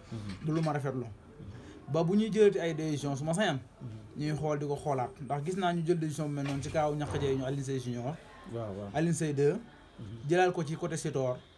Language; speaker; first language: Wolof; native; Wolof